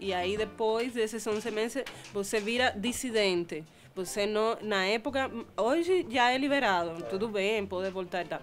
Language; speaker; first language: Portuguese; non-native, fluent; Spanish